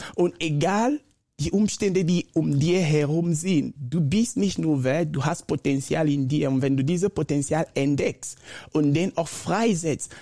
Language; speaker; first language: German; non-native, fluent; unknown